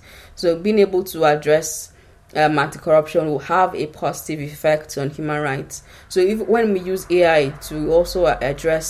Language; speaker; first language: English; non-native, local second language; Yoruba